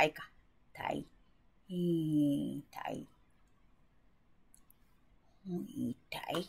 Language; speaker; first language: Cantonese; non-native, learner; Japanese